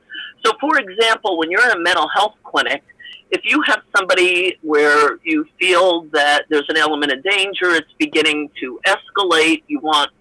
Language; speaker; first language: English; native; English